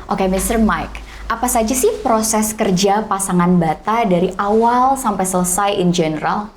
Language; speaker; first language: Indonesian; native; Indonesian